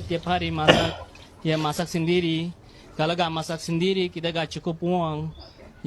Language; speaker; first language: Indonesian; non-native, learner; Rohingya